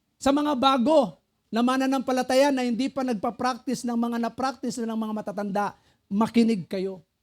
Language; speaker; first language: Filipino; non-native, local second language; Pampanga